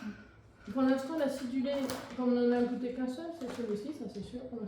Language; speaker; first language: French; native; French